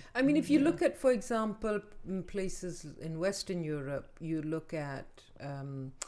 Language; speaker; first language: English; non-native, local second language; Urdu